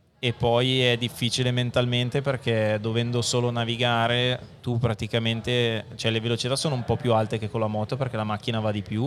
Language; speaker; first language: Italian; native; Italian